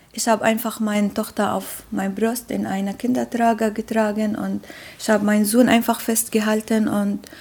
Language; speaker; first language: German; non-native, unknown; Arabic